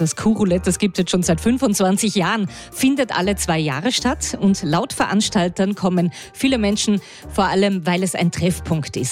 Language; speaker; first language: German; native; German